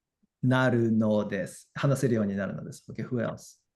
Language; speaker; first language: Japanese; non-native, fluent; English